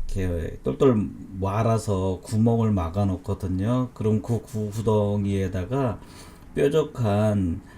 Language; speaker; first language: Korean; native; Korean